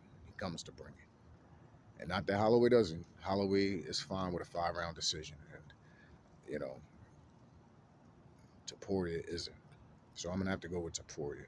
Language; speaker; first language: English; native; English